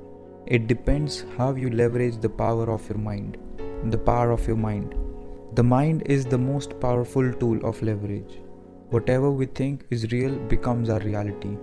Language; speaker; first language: English; non-native, local second language; Hindi